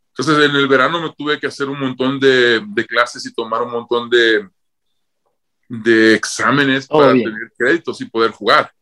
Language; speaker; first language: Spanish; native; Spanish